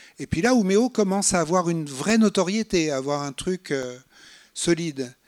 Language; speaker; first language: French; native; French